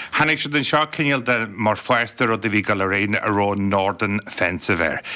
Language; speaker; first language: Irish; native; Irish